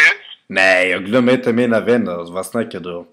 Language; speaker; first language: Swedish; native; Swedish